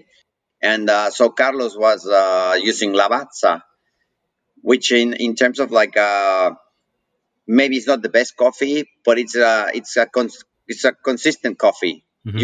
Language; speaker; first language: English; non-native, fluent; Spanish